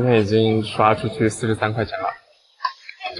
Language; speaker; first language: Chinese; native; Chinese